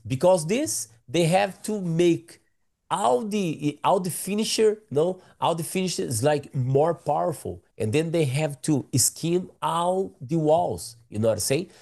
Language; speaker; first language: English; non-native, learner; Portuguese